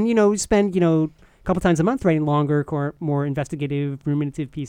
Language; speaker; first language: English; native; English